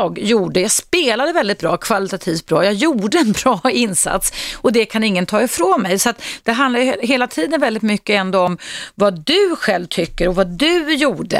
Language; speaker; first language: Swedish; native; Swedish